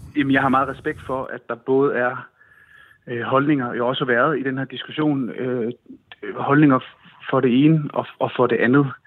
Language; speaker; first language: Danish; native; Danish